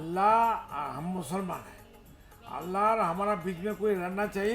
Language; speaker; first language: Hindi; non-native, local second language; Bangla